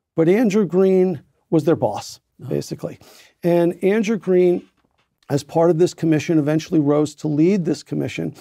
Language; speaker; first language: English; native; English